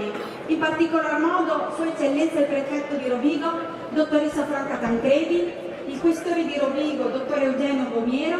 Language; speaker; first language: Italian; native; Italian